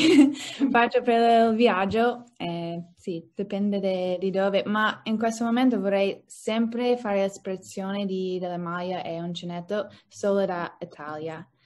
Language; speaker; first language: Italian; non-native, learner; English